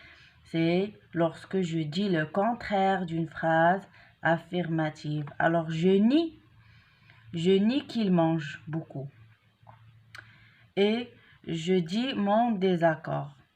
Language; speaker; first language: French; non-native, local second language; Arabic